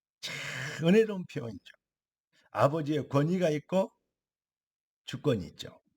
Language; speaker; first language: Korean; native; Korean